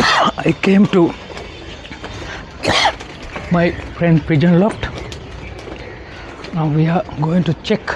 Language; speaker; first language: English; non-native, fluent; Sinhala